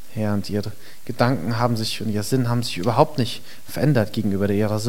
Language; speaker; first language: German; native; German